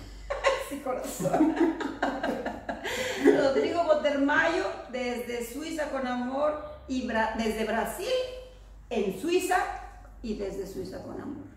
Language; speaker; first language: Spanish; native; Spanish